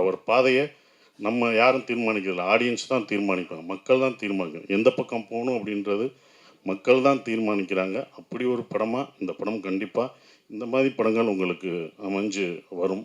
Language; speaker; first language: Tamil; native; Tamil